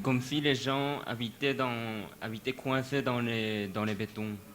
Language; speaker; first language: French; non-native, fluent; Japanese